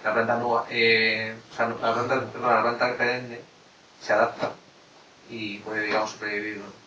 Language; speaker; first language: Spanish; native; Spanish